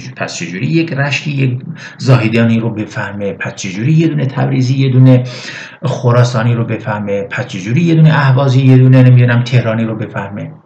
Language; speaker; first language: Persian; non-native, local second language; Kurdish